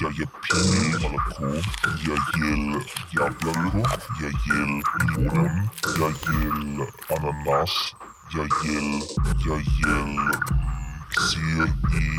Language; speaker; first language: Russian; non-native, learner; German